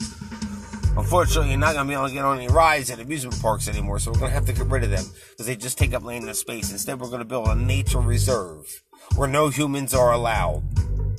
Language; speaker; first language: English; native; English